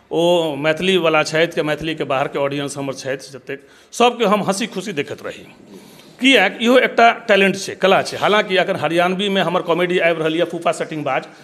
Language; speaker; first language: Maithili; native; Maithili